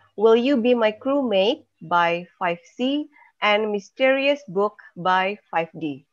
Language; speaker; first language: English; non-native, fluent; Indonesian